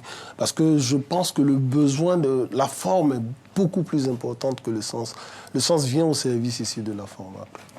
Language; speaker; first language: French; native; French